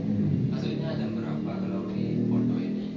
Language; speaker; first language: Indonesian; native; Indonesian